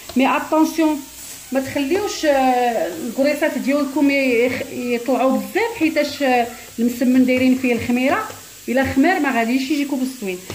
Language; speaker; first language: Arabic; early bilingual, heritage; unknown